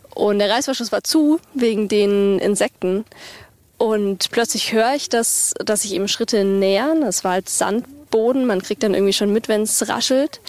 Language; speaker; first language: German; native; German